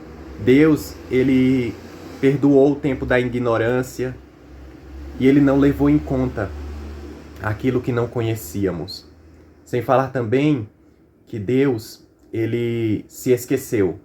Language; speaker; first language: Portuguese; native; Portuguese